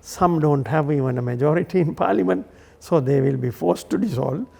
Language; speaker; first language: English; non-native, local second language; Sinhala